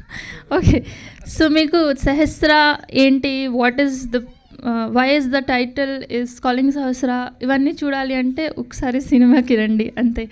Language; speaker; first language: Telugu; non-native, learner; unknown